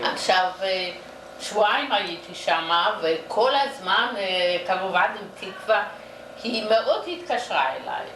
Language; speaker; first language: Hebrew; non-native, fluent; Yiddish